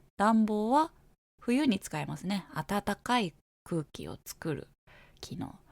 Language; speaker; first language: Japanese; native; Japanese